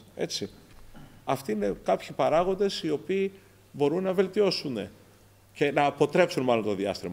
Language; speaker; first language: Greek; native; Greek